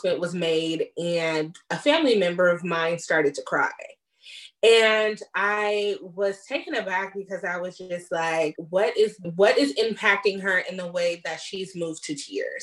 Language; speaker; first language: English; native; English